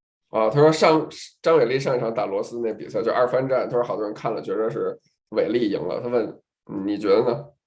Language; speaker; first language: Chinese; native; Chinese